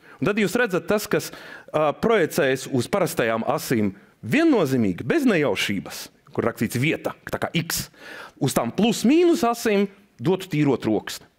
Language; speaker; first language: Latvian; non-native, local second language; Russian